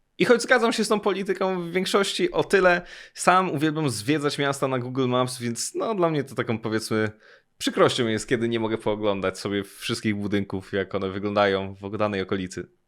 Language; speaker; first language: Polish; native; Polish